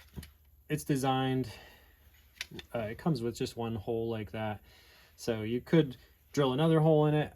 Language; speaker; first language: English; native; English